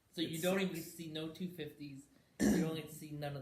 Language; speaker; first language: English; native; English